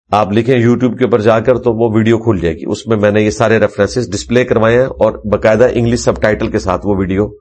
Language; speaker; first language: Urdu; non-native, local second language; Punjabi